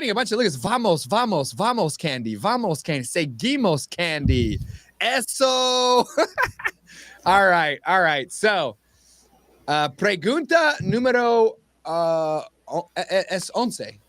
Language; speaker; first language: Spanish; non-native, learner; English